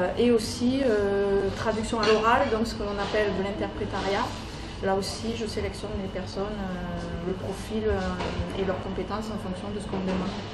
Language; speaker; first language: French; native; French